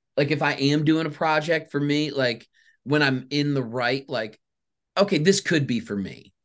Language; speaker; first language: English; native; English